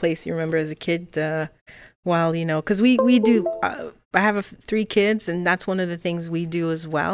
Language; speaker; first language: English; native; English